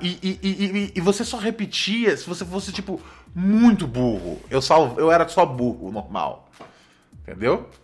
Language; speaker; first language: Portuguese; native; Portuguese